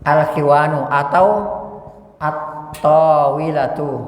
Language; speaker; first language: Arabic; non-native, fluent; Indonesian